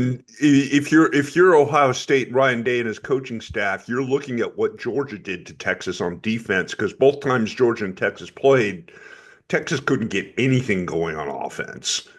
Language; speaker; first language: English; native; English